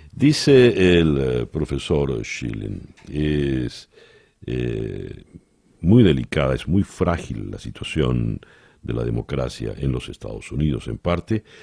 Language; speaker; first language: Spanish; native; Spanish